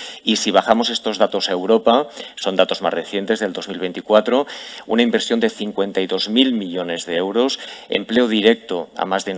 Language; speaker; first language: Spanish; native; Spanish